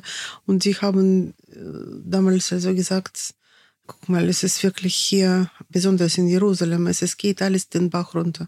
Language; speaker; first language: German; non-native, fluent; Russian